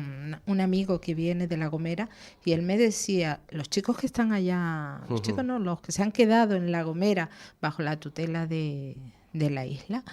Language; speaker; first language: Spanish; native; Spanish